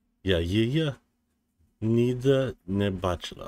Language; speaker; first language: Ukrainian; non-native, learner; English